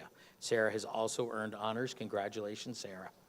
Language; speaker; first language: English; native; English